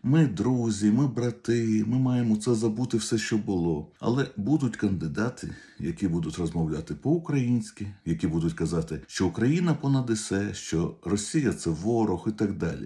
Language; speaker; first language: Ukrainian; non-native, local second language; Russian